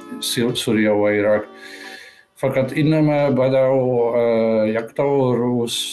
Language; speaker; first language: Arabic; non-native, learner; Dutch